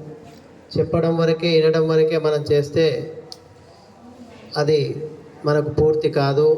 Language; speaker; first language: Telugu; native; Telugu